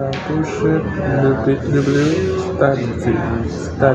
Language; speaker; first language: Ukrainian; non-native, learner; Chinese